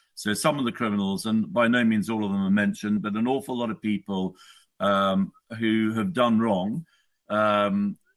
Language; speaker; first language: English; native; English